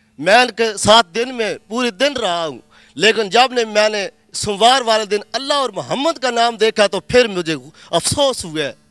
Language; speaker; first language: Urdu; non-native, local second language; Punjabi